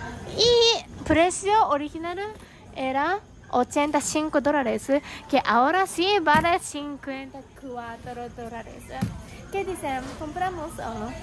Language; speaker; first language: Spanish; non-native, learner; Japanese